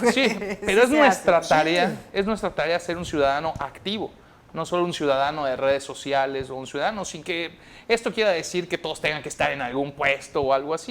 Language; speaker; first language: Spanish; native; Spanish